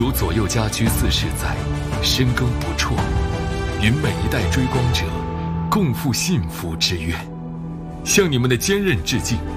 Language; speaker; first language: Chinese; native; Chinese